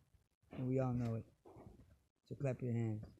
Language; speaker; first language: English; native; English